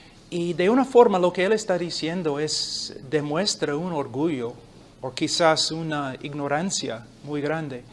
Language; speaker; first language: Spanish; non-native, fluent; English